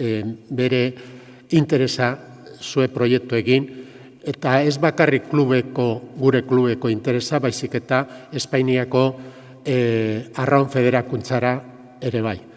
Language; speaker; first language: Basque; non-native, local second language; Spanish